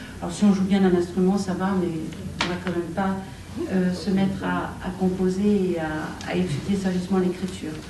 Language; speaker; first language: French; native; French